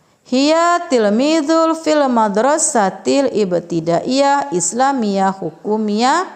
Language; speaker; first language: Arabic; non-native, fluent; Indonesian